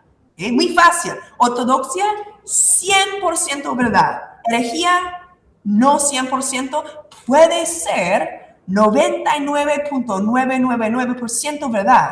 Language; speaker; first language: Spanish; non-native, fluent; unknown